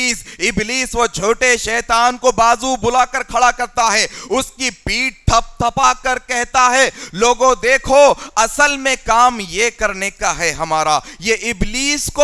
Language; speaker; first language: Urdu; native; Urdu